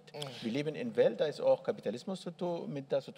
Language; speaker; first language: German; non-native, learner; Arabic